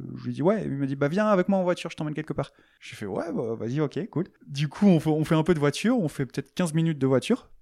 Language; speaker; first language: French; native; French